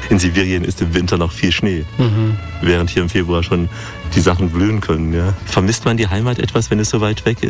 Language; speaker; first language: German; native; German